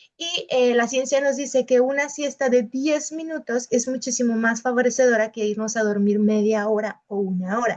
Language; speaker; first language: Spanish; native; Spanish